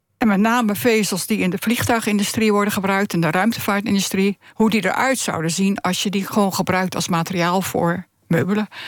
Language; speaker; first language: Dutch; native; Dutch